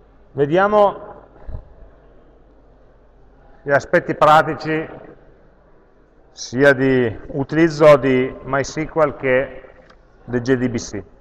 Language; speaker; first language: Italian; native; Italian